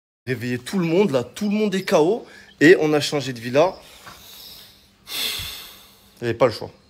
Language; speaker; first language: French; native; French